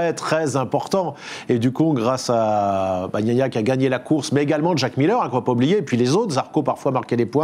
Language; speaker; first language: French; native; French